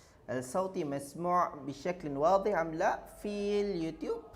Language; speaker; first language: Arabic; non-native, learner; Malay